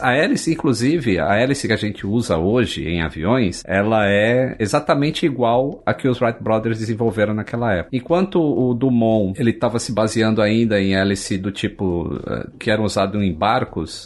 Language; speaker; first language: Portuguese; native; Portuguese